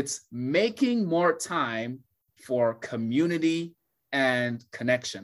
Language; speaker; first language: English; non-native, local second language; Yoruba